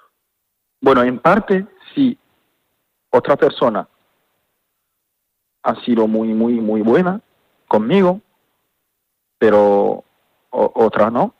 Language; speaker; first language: Spanish; non-native, fluent; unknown